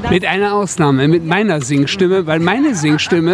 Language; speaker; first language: German; native; German